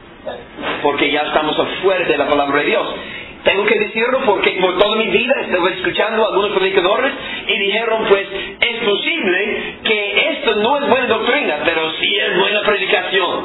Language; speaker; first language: Spanish; non-native, fluent; English